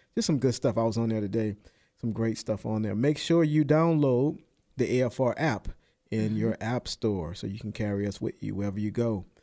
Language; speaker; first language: English; native; English